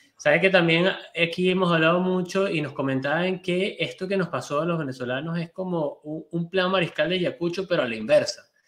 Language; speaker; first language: Spanish; native; Spanish